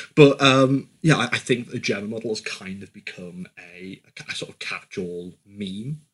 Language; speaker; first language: English; native; English